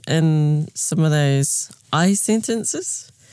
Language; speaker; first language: English; native; English